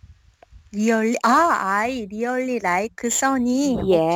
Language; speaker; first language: English; non-native, learner; Korean